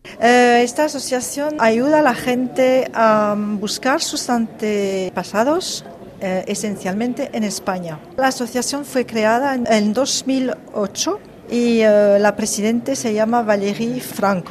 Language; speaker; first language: Spanish; early bilingual, heritage; French